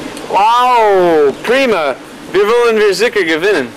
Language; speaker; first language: German; non-native, learner; English